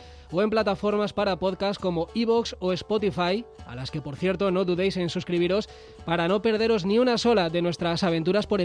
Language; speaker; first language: Spanish; native; Spanish